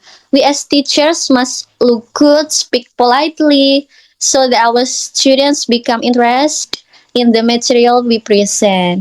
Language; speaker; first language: English; non-native, learner; Indonesian